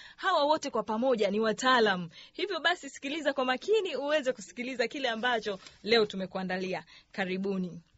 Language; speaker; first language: Swahili; native; Swahili